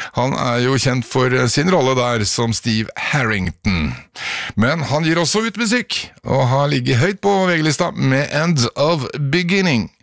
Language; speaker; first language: Norwegian; native; Norwegian